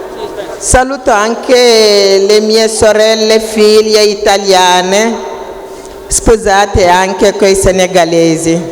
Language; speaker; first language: Italian; non-native, fluent; Wolof